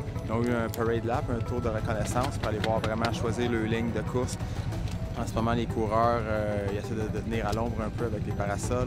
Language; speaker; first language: French; native; French